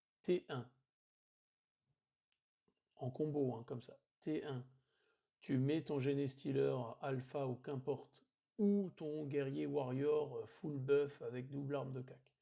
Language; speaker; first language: French; native; French